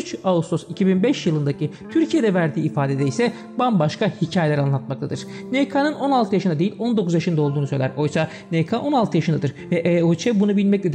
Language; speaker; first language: Turkish; native; Turkish